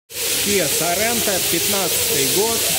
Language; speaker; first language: Russian; native; Russian